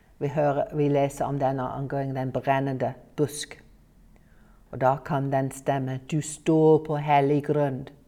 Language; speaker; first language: Norwegian; non-native, fluent; English